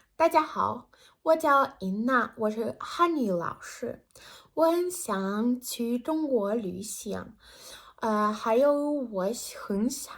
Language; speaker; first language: Chinese; non-native, fluent; Ukrainian